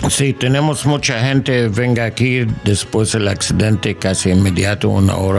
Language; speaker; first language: Spanish; non-native, learner; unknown